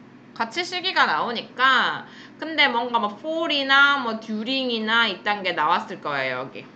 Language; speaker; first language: Korean; native; Korean